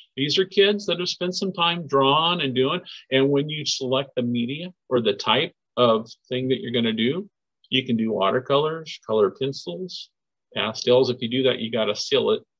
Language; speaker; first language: English; native; English